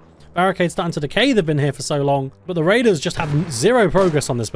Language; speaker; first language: English; native; English